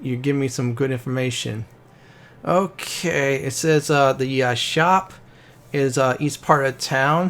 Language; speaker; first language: English; native; English